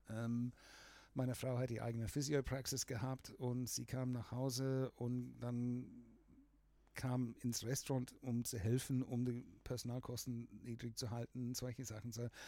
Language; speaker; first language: German; non-native, fluent; English